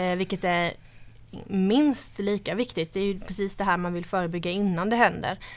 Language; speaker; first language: Swedish; native; Swedish